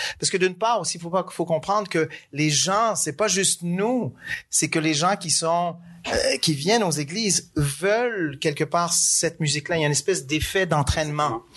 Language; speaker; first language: French; native; French